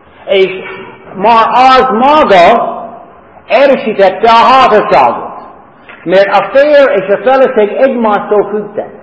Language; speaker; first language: Hungarian; non-native, fluent; English